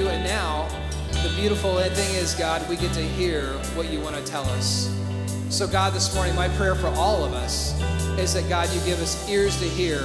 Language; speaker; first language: English; native; English